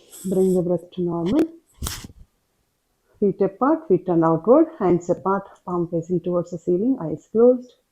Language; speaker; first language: English; non-native, local second language; Telugu